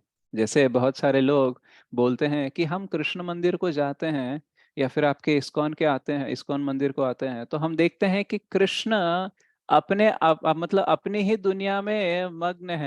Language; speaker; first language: Hindi; native; Hindi